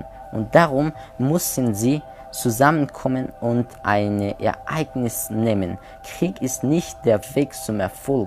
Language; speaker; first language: German; non-native, learner; Persian